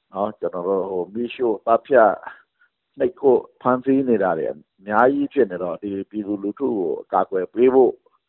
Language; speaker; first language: Burmese; non-native, local second language; Pa'o Karen